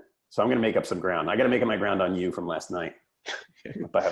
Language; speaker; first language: English; native; English